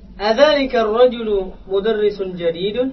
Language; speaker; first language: Arabic; non-native, learner; Indonesian